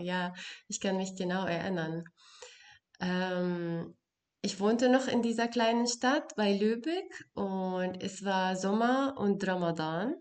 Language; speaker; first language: German; non-native, fluent; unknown